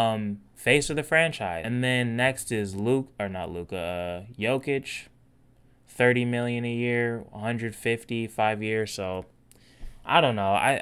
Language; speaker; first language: English; native; English